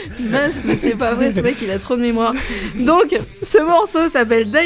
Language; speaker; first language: French; native; French